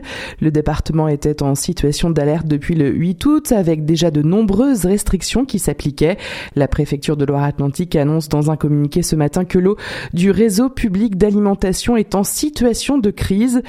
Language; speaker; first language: French; native; French